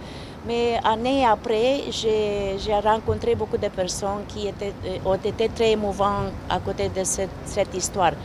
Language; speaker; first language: French; non-native, learner; Romanian